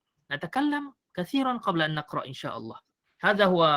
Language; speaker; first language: Arabic; non-native, fluent; Malay